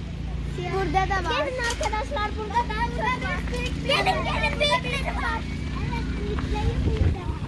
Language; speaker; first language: Turkish; early bilingual, heritage; Turkish